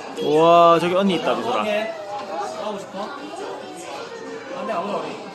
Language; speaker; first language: Korean; native; Korean